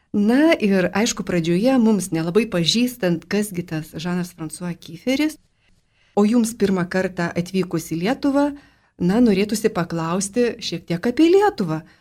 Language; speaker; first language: Lithuanian; native; Lithuanian